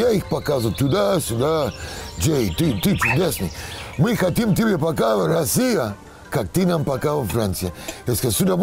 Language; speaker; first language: Russian; non-native, learner; English